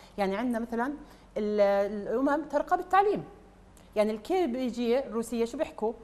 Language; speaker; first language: Arabic; native; Arabic